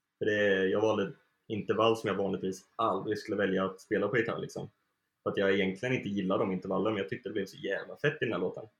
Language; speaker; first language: Swedish; native; Swedish